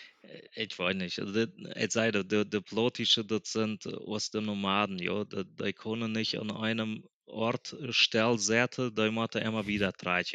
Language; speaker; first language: German; early bilingual, other home language; Plautdietsch